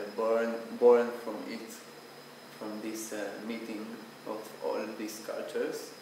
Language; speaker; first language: English; non-native, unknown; Hebrew